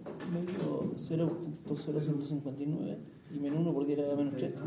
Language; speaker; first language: Spanish; native; Spanish